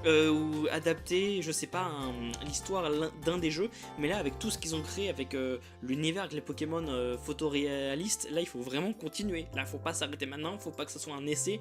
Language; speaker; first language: French; native; French